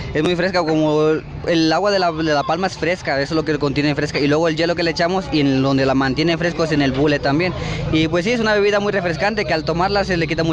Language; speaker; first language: Spanish; native; Spanish